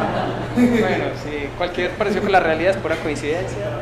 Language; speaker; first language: Spanish; native; Spanish